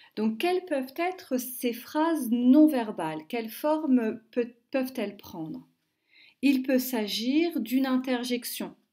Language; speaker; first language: French; native; French